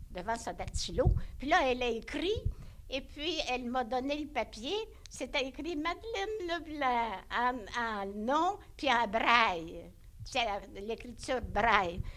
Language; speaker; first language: French; native; French